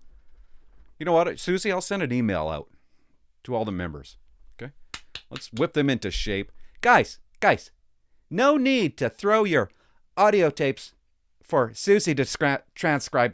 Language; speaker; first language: English; native; English